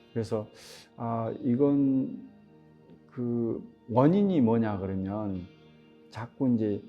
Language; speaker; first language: Korean; native; Korean